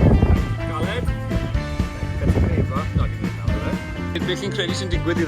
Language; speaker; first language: Welsh; native; Welsh